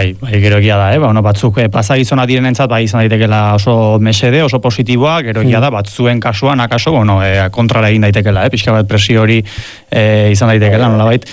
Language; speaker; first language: Basque; native; Basque